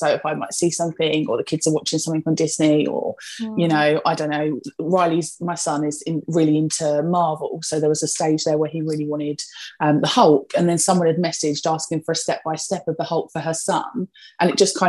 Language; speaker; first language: English; native; English